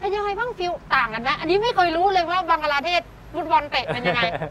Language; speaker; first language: Thai; native; Thai